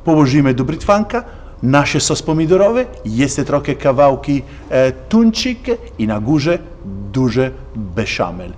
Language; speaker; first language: Polish; non-native, learner; Italian